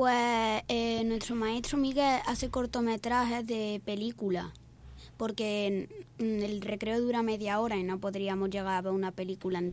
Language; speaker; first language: Spanish; native; Spanish